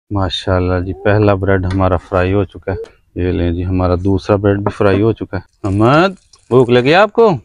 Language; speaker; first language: Urdu; native; Urdu